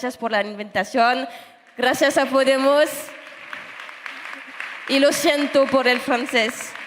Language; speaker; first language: Spanish; non-native, learner; French